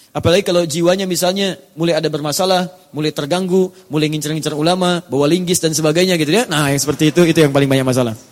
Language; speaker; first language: Indonesian; native; Indonesian